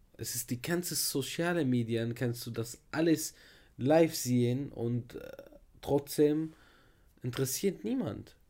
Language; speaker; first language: German; non-native, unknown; Arabic